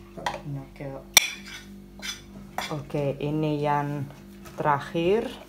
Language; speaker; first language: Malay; non-native, fluent; Spanish